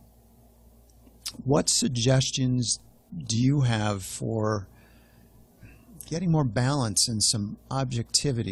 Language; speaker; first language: English; native; English